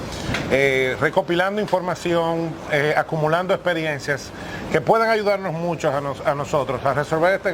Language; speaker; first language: Spanish; native; Spanish